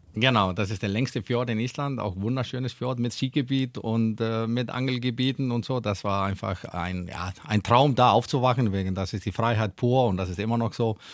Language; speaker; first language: German; non-native, fluent; Icelandic